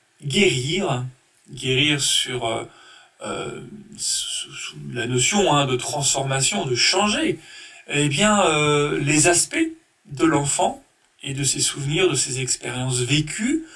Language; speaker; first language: French; native; French